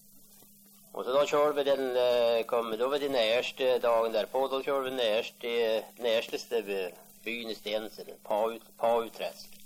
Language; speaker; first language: Swedish; native; Swedish